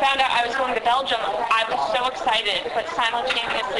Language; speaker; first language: English; non-native, fluent; French